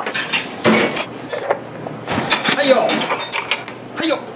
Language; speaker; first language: Japanese; native; Japanese